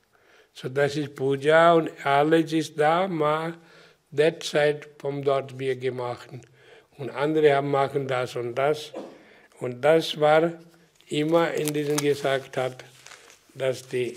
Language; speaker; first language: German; non-native, learner; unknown